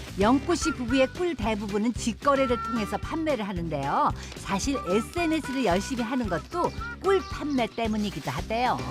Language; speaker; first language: Korean; native; Korean